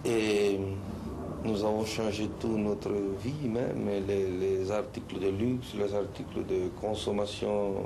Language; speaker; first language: French; non-native, local second language; Spanish